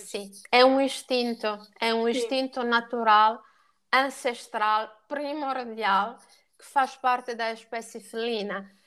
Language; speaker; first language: Portuguese; non-native, fluent; Italian